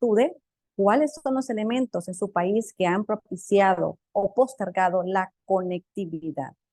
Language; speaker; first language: Spanish; native; Spanish